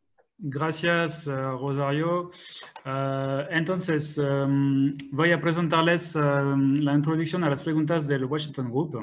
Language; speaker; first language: Spanish; non-native, fluent; French